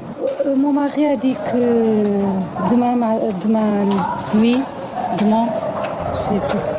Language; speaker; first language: French; non-native, learner; Portuguese